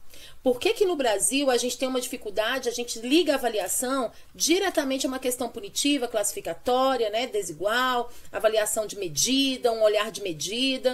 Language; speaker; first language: Portuguese; native; Portuguese